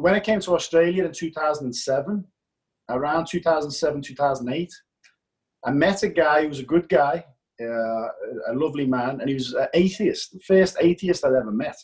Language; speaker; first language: English; native; English